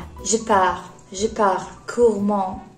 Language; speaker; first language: French; non-native, learner; Polish